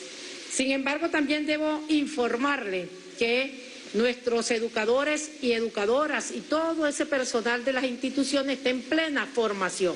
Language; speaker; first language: Spanish; native; Spanish